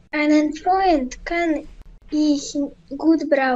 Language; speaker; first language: German; non-native, learner; Russian